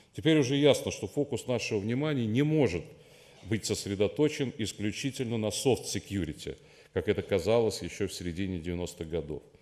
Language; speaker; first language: Russian; native; Russian